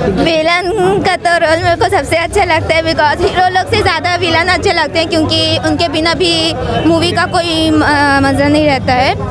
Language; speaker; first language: Hindi; native; Hindi